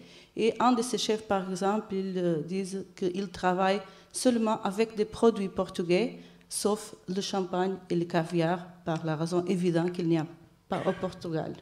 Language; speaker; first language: French; non-native, fluent; Portuguese